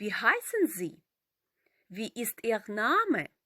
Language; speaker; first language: German; non-native, fluent; Ukrainian